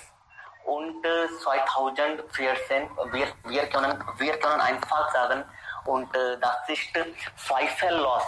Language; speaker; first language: German; non-native, learner; Hindi